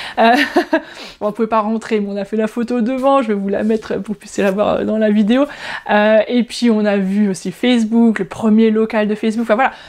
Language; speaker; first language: French; native; French